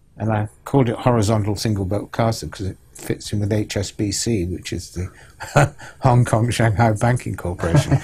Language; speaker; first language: English; native; English